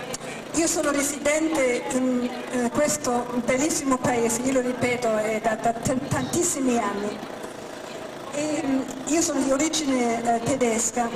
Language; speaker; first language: Italian; non-native, fluent; German